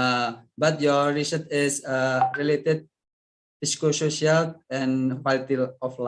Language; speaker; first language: English; non-native, learner; Indonesian